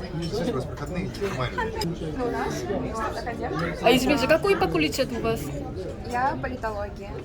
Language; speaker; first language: Russian; non-native, learner; Korean